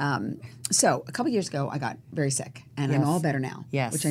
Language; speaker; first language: English; native; English